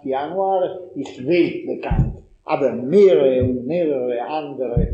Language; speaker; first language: German; non-native, learner; Italian